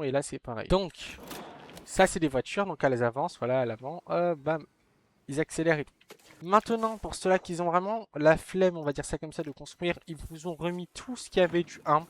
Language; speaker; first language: French; native; French